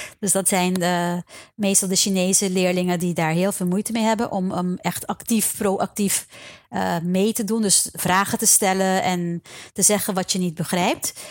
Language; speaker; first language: Dutch; non-native, local second language; Papiamento